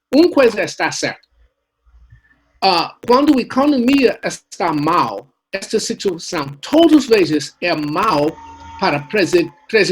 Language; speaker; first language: Portuguese; non-native, learner; English